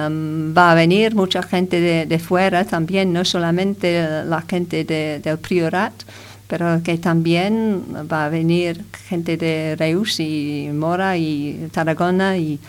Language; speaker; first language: Spanish; non-native, fluent; English